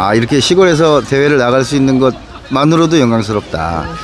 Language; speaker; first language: Korean; native; Korean